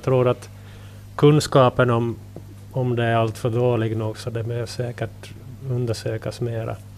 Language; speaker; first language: Swedish; native; Swedish